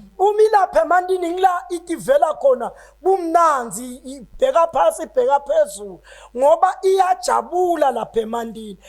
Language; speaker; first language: Zulu; non-native, local second language; Swati